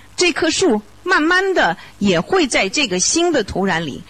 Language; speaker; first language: Chinese; native; Chinese